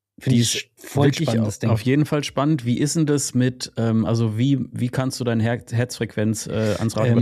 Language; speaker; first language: German; native; German